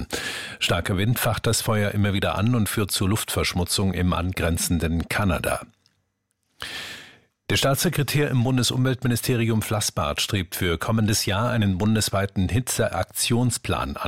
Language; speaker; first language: German; native; German